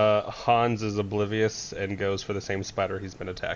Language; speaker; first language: English; native; English